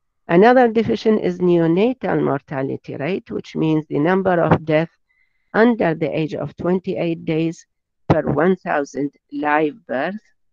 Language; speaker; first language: English; non-native, fluent; Arabic